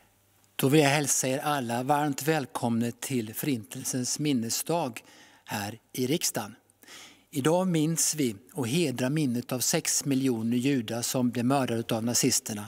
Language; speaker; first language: Swedish; native; Swedish